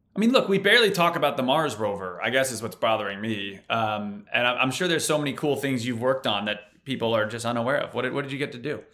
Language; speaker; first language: English; native; English